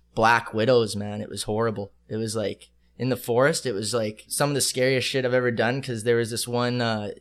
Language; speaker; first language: English; native; English